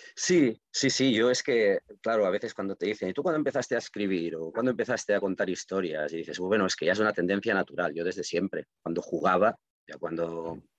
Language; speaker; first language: Spanish; non-native, local second language; Catalan